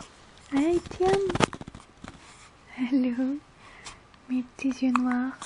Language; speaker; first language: French; native; French